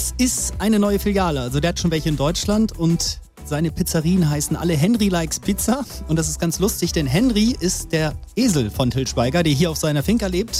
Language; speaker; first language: German; native; German